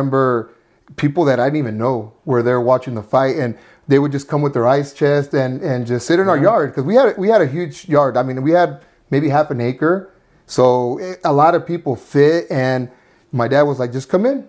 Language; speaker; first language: English; early bilingual, other home language; Spanish